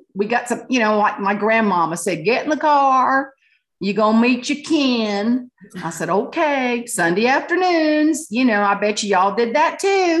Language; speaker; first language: English; native; English